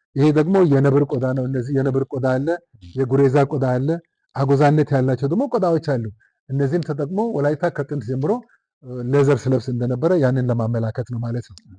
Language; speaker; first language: Amharic; non-native, local second language; Wolaytta